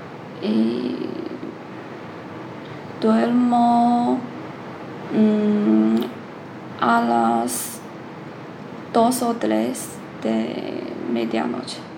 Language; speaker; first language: Spanish; non-native, learner; Chinese